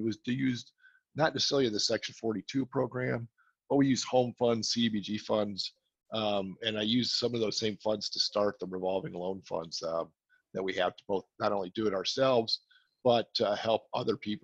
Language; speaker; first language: English; native; English